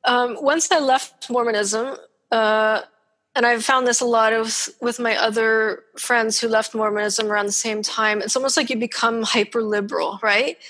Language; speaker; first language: English; native; English